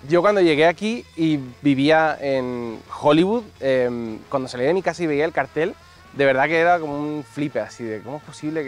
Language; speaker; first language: Spanish; native; Spanish